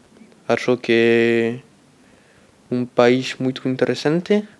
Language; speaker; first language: Portuguese; non-native, learner; French